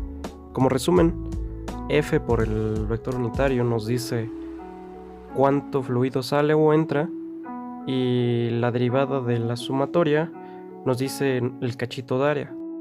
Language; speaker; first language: Spanish; native; Spanish